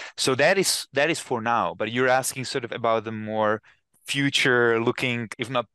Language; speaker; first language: English; non-native, fluent; Czech